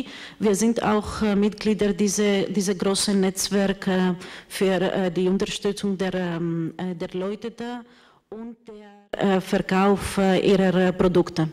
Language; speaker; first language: German; non-native, fluent; Greek